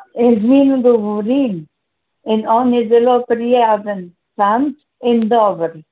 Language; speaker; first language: Slovenian; native; Slovenian